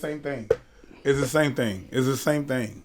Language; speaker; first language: English; native; English